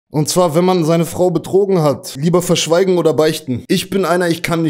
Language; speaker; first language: German; native; German